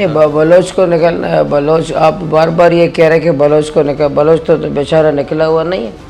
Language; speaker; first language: Urdu; non-native, local second language; Baluchi